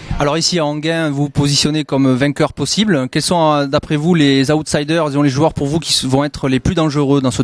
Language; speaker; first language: French; native; French